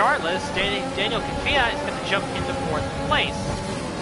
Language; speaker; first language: English; native; English